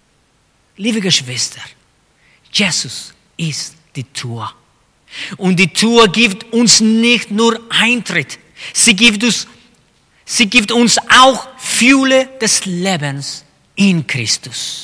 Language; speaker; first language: German; non-native, fluent; Spanish